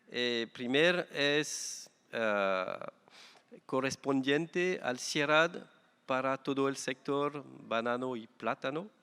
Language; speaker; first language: Spanish; non-native, fluent; French